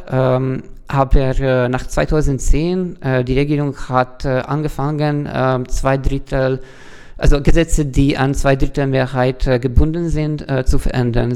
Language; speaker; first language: German; non-native, fluent; Hungarian